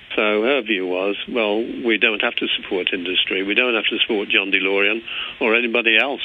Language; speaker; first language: English; native; English